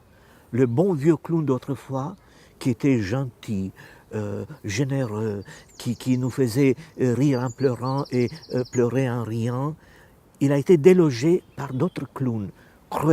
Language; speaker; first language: French; non-native, fluent; Romanian